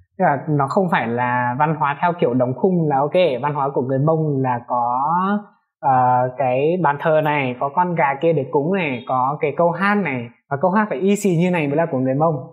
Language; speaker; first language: Vietnamese; non-native, local second language; Hmong